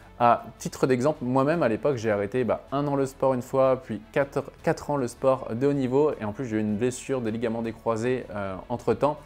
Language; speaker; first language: French; native; French